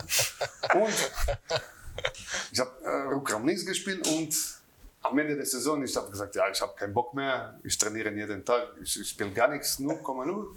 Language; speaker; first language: German; non-native, learner; Croatian